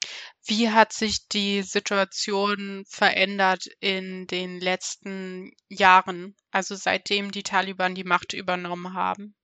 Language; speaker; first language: German; native; German